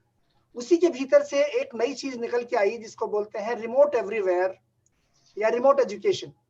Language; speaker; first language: Hindi; native; Hindi